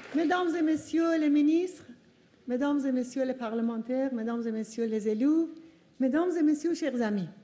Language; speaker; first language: French; non-native, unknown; Persian